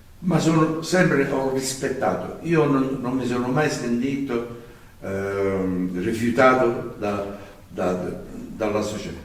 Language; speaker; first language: Italian; native; Italian